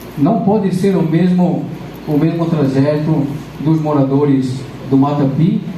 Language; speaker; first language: Portuguese; non-native, fluent; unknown